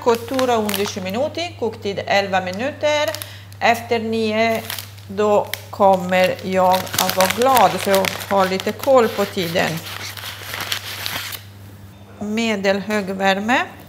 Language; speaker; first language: Swedish; non-native, fluent; Italian